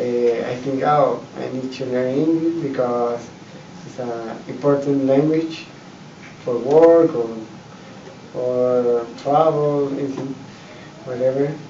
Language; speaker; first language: English; non-native, learner; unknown